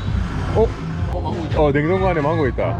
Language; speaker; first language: Korean; native; Korean